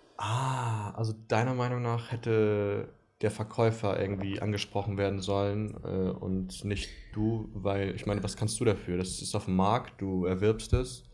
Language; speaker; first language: German; early bilingual, other home language; Greek